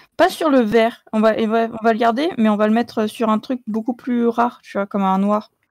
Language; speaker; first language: French; native; French